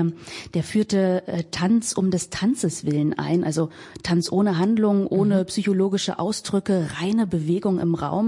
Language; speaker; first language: German; native; German